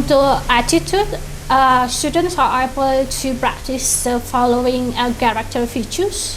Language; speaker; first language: English; non-native, fluent; Indonesian